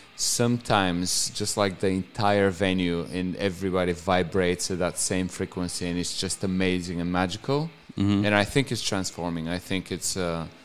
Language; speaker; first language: English; non-native, fluent; Bulgarian